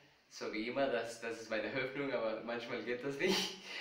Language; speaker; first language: German; non-native, fluent; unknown